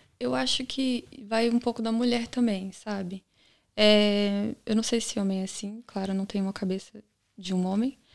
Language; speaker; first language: Portuguese; native; Portuguese